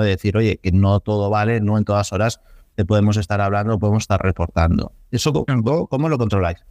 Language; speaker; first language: Spanish; native; Spanish